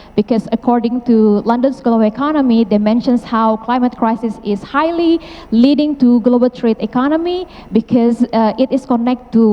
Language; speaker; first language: English; non-native, fluent; Indonesian